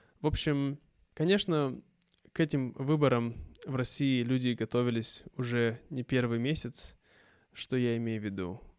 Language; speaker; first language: Russian; native; Russian